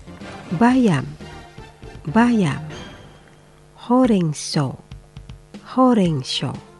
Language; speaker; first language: Japanese; non-native, fluent; Indonesian